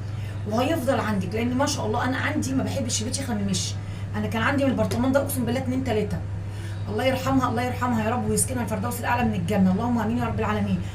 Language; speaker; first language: Arabic; native; Arabic